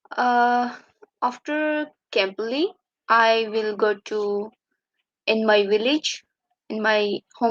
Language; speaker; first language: English; non-native, learner; Urdu